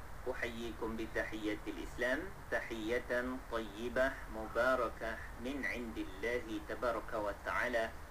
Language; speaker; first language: Arabic; non-native, fluent; Malay